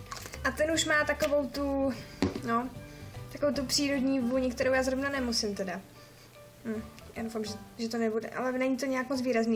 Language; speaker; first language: Czech; native; Czech